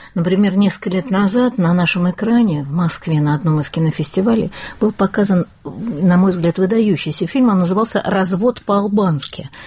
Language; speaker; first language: Russian; native; Russian